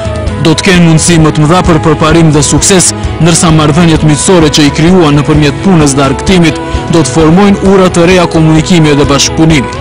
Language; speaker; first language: Albanian; native; Albanian